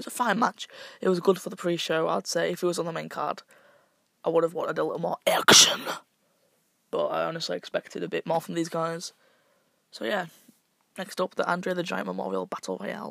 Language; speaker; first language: English; native; English